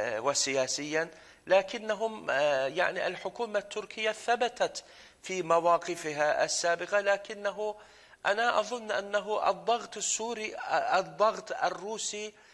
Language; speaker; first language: Arabic; non-native, fluent; Turkish